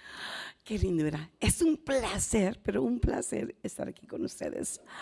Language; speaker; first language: Spanish; early bilingual, heritage; Spanish